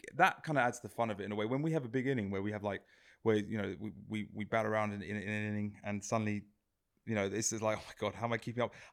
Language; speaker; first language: English; native; English